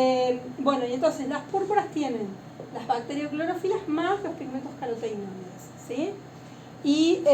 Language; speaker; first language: Spanish; native; Spanish